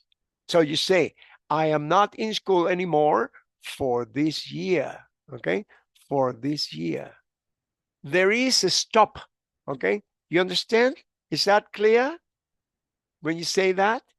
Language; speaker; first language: English; non-native, fluent; Spanish